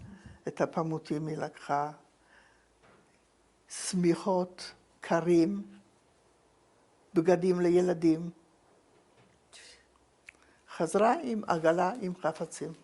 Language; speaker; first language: Hebrew; non-native, fluent; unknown